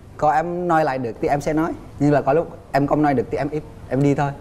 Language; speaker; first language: Vietnamese; non-native, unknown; Indonesian